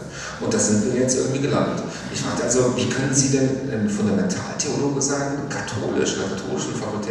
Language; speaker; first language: German; native; German